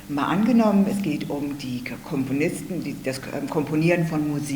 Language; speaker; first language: German; native; German